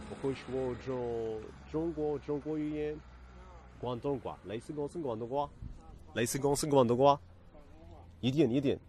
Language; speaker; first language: Chinese; non-native, learner; Arabic